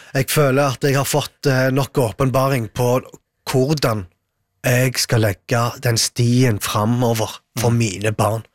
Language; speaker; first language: Norwegian; early bilingual, other home language; Arabic